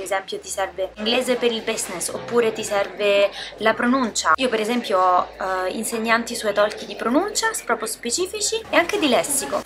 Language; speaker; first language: Italian; native; Italian